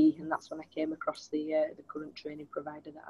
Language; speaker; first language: English; native; English